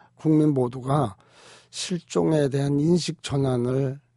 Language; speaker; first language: Korean; native; Korean